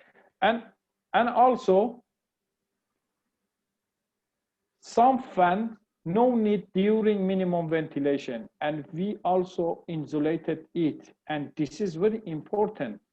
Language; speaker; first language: English; non-native, learner; Persian